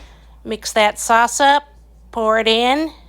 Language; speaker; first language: English; native; English